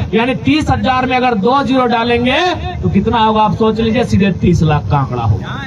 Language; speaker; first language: Hindi; native; Hindi